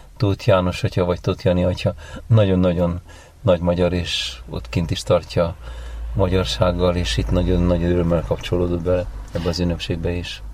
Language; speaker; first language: Hungarian; native; Hungarian